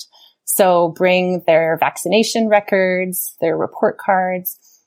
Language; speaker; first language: English; native; English